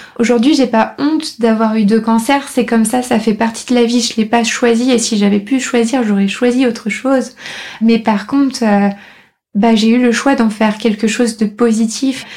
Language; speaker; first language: French; native; French